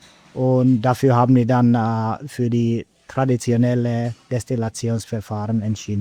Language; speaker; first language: German; non-native, fluent; Finnish